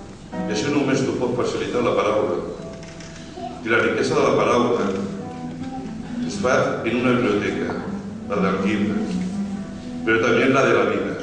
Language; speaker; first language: Catalan; non-native, local second language; Spanish